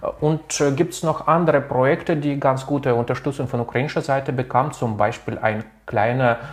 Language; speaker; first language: German; non-native, local second language; Russian